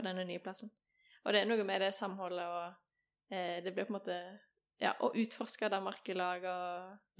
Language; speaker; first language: Norwegian; native; Norwegian